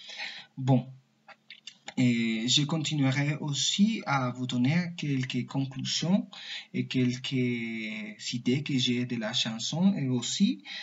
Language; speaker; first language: French; non-native, learner; Spanish